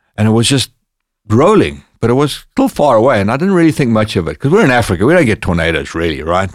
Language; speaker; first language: English; native; English